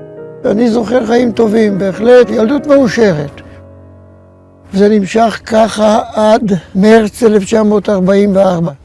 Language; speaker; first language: Hebrew; non-native, fluent; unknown